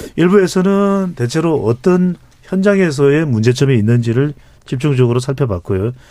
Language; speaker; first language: Korean; native; Korean